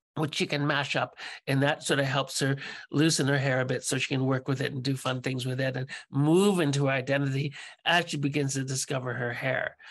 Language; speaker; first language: English; native; English